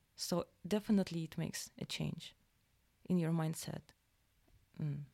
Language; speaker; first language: English; non-native, fluent; Russian